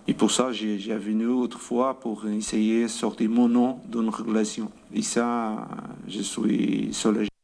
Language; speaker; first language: French; non-native, fluent; Portuguese